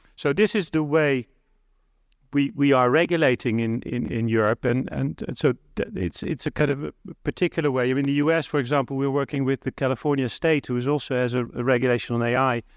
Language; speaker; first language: English; non-native, fluent; Dutch